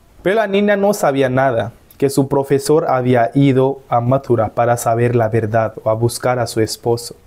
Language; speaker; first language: Spanish; non-native, fluent; Hindi